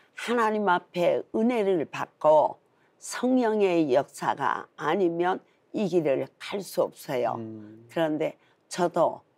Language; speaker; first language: Korean; native; Korean